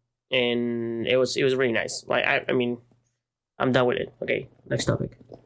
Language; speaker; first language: English; non-native, fluent; Spanish